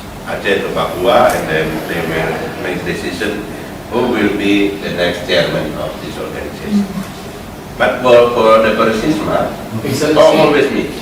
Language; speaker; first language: English; non-native, fluent; Indonesian